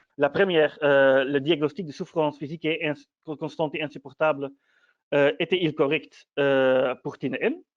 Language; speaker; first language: French; non-native, fluent; Dutch